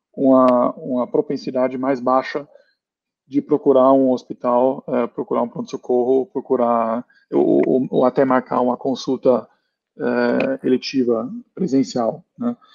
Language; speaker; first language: Portuguese; non-native, fluent; German